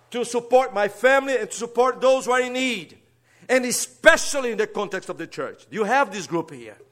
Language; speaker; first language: English; non-native, fluent; Portuguese